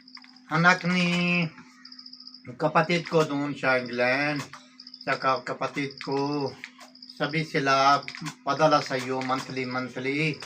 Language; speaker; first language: Filipino; non-native, learner; Punjabi